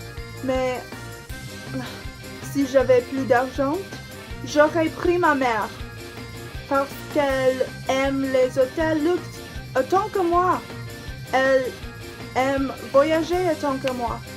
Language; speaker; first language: French; non-native, learner; English